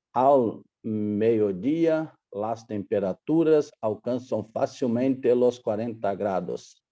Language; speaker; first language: Spanish; non-native, learner; Portuguese